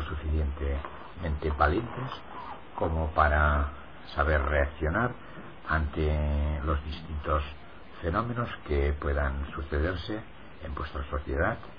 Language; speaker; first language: Spanish; native; Spanish